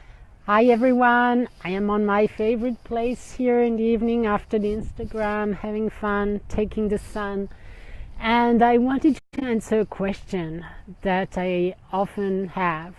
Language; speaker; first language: English; non-native, fluent; French